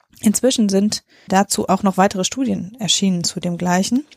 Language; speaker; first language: German; native; German